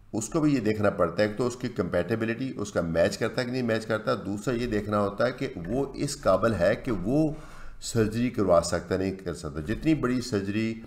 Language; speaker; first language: Urdu; native; Urdu